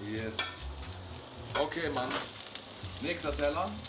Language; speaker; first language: German; native; German